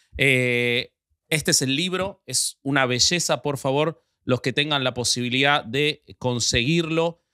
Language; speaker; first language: Spanish; native; Spanish